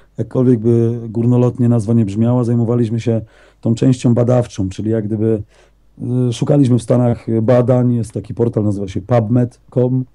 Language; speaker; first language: Polish; native; Polish